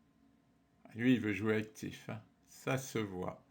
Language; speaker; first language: French; native; French